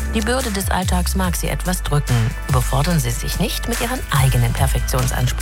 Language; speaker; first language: German; native; German